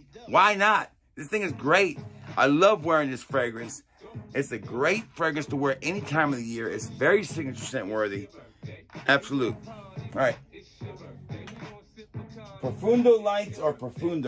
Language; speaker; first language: English; native; English